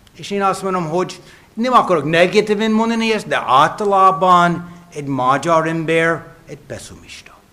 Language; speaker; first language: Hungarian; non-native, fluent; English